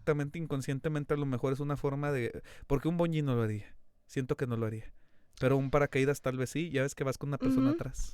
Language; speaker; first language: Spanish; native; Spanish